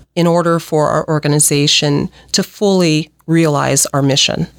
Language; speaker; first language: English; native; English